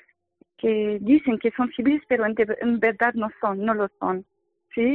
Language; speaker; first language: Spanish; non-native, fluent; Arabic